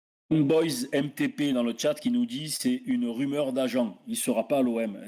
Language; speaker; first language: French; native; French